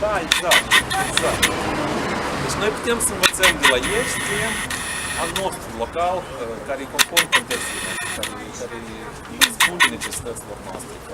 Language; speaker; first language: Romanian; native; Romanian